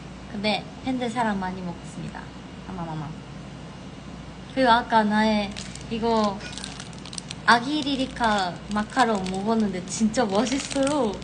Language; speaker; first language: Korean; non-native, fluent; Japanese